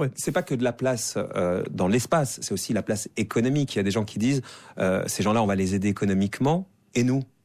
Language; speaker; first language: French; native; French